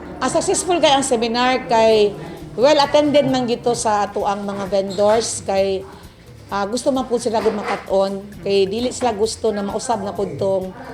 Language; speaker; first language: Cebuano; native; Cebuano